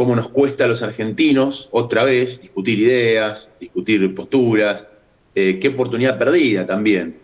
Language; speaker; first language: Spanish; native; Spanish